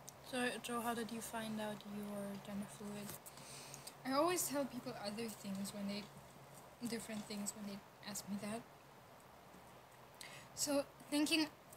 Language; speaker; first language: English; non-native, fluent; German